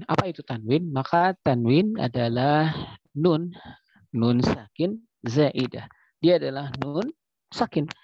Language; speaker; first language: Indonesian; native; Indonesian